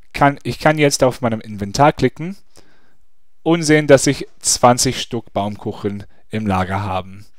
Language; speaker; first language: German; non-native, fluent; English